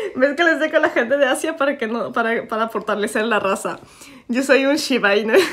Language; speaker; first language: Spanish; early bilingual, heritage; Spanish